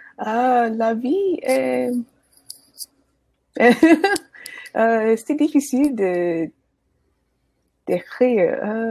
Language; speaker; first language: French; non-native, learner; English